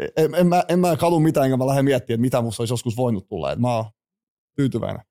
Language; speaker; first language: Finnish; early bilingual, other home language; Czech